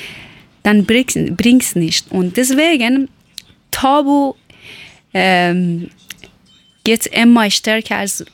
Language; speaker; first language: German; non-native, learner; Persian